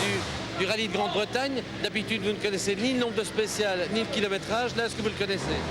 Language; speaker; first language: French; native; French